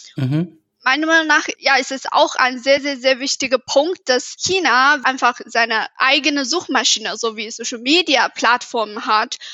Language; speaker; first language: German; non-native, fluent; Chinese